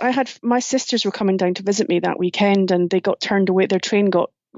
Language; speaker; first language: English; native; English